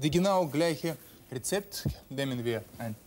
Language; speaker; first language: German; non-native, learner; Russian